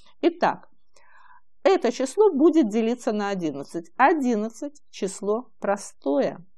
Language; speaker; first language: Russian; native; Russian